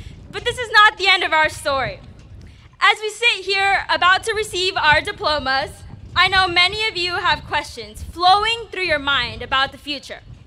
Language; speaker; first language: English; early bilingual, other home language; Spanish